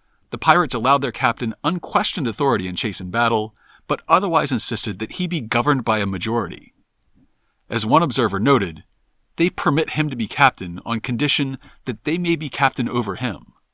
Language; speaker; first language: English; native; English